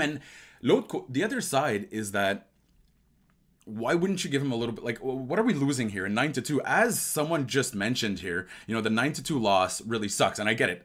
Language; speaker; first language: English; native; English